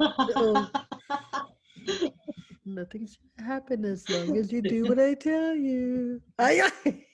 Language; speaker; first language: English; early bilingual, other home language; Spanish